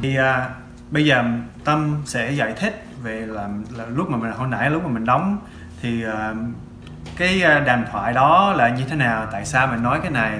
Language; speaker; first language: Vietnamese; non-native, fluent; English